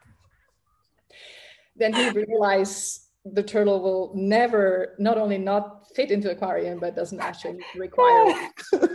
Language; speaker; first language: English; non-native, fluent; Czech